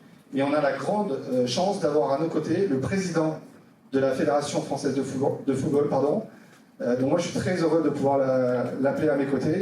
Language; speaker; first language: French; native; French